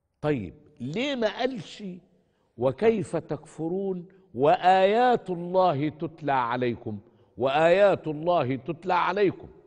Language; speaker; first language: Arabic; native; Arabic